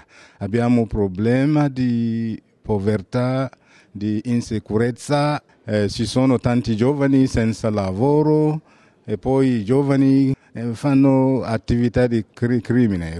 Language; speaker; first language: Italian; non-native, fluent; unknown